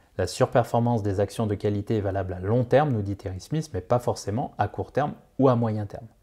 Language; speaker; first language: French; native; French